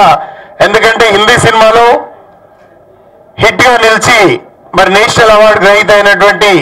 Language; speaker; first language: Telugu; native; Telugu